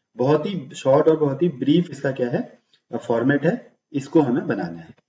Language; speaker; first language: Hindi; native; Hindi